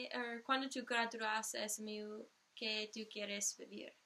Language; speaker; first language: Spanish; non-native, learner; English